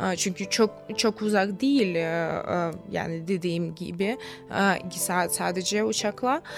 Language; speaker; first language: Turkish; non-native, fluent; Russian